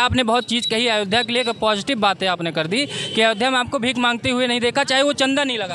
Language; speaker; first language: Hindi; native; Hindi